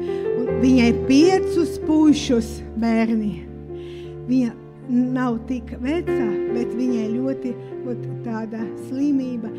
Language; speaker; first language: Latvian; non-native, local second language; Russian